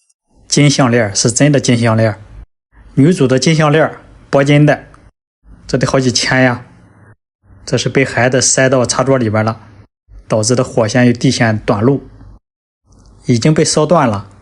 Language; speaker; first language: Chinese; native; Chinese